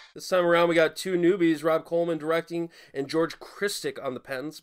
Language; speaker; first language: English; native; English